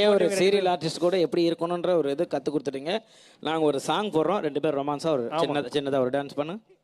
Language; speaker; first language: Tamil; native; Tamil